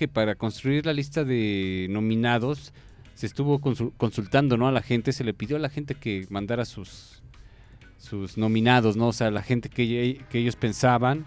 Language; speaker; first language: Spanish; native; Spanish